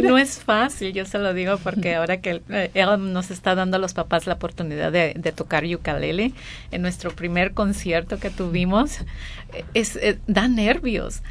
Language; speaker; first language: Spanish; native; Spanish